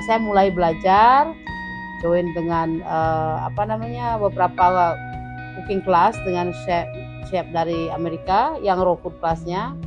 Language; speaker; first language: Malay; non-native, local second language; Balinese